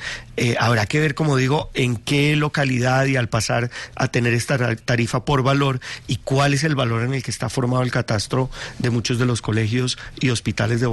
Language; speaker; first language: Spanish; native; Spanish